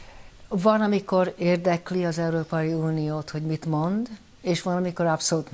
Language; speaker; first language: Hungarian; early bilingual, heritage; Hungarian